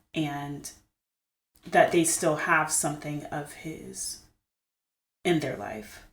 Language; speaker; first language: English; native; English